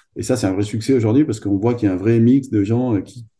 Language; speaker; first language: French; native; French